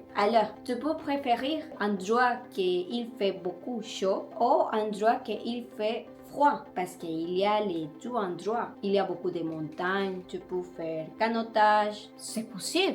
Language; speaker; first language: French; non-native, learner; Spanish